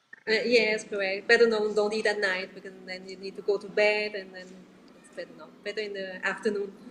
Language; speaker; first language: English; non-native, learner; Italian